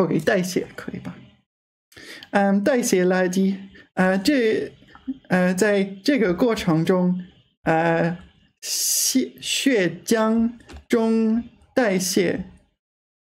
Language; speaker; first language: Chinese; non-native, learner; English